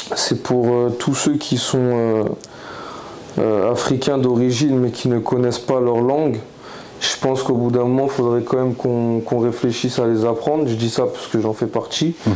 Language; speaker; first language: French; native; French